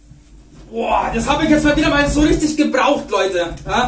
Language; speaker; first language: German; native; German